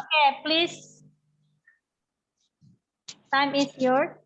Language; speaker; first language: English; non-native, learner; Indonesian